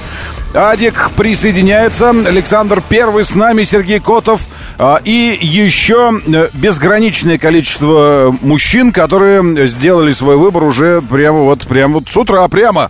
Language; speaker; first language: Russian; native; Russian